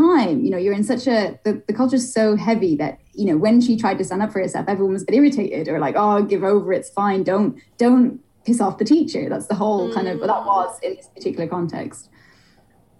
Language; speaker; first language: English; native; English